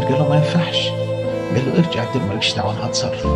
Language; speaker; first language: Arabic; native; Arabic